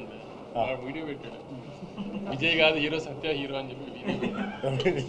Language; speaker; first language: Telugu; native; Telugu